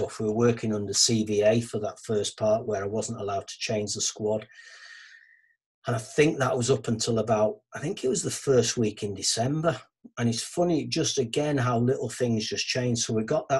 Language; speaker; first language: English; native; English